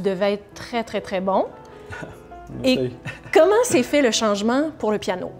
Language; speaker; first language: French; native; French